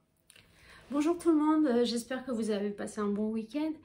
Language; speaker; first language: French; native; French